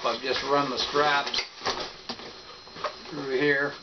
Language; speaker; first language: English; native; English